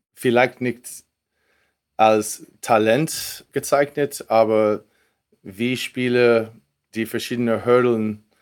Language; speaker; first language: German; non-native, fluent; English